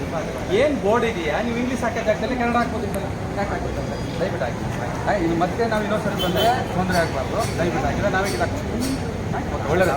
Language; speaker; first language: Kannada; native; Kannada